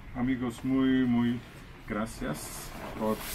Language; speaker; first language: Spanish; non-native, learner; Turkish